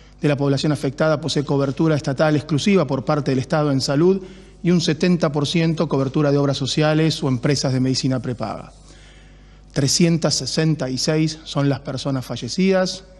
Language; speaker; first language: Spanish; native; Spanish